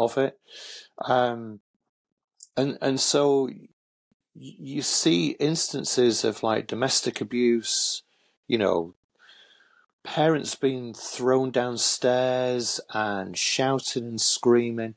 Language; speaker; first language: English; native; English